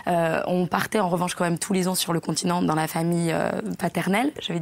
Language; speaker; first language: French; native; French